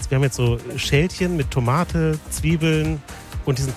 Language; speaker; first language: German; native; German